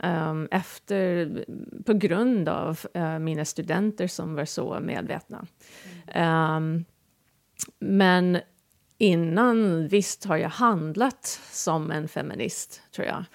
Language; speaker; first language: Swedish; non-native, fluent; English